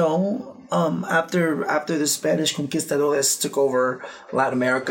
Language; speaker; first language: English; non-native, local second language; Filipino